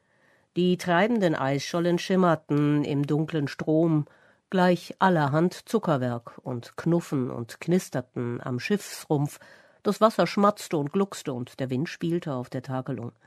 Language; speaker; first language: German; native; German